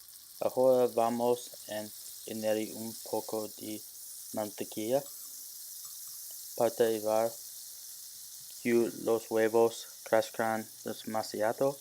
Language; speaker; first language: Spanish; non-native, learner; English